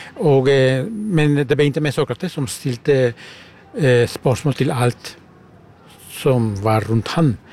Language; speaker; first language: Norwegian; non-native, fluent; German